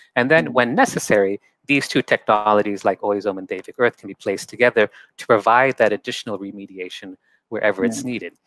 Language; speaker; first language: English; native; English